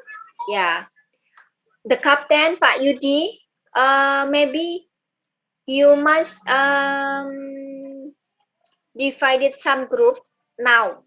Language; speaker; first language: English; non-native, learner; Indonesian